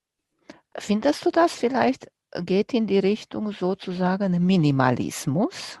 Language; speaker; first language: German; non-native, fluent; Romanian